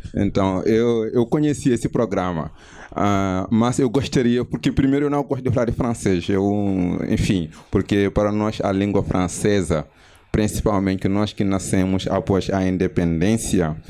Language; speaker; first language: Portuguese; non-native, fluent; Wolof